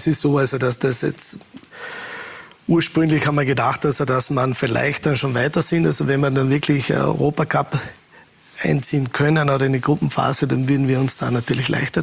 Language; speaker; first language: German; native; German